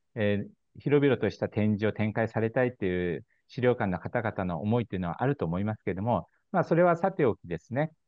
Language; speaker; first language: Japanese; non-native, fluent; Korean